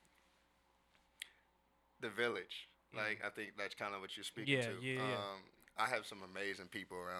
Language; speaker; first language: English; native; English